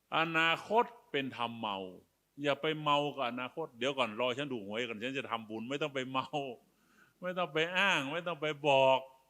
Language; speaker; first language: Thai; native; Thai